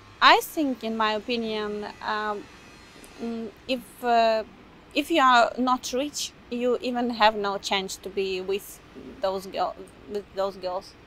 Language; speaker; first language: English; non-native, fluent; Ukrainian